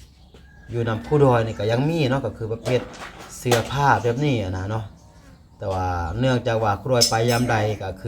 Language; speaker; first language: Thai; non-native, local second language; Lao